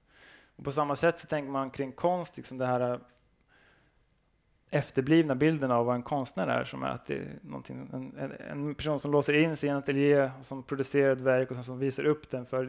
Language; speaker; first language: Swedish; native; Swedish